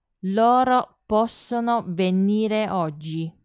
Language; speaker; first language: Italian; non-native, fluent; Chinese